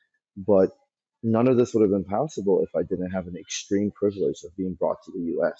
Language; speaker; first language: English; early bilingual, other home language; Persian